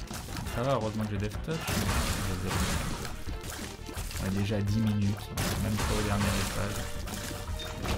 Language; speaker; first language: French; native; French